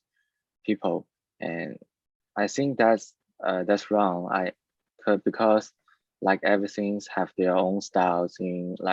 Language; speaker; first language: English; non-native, learner; Chinese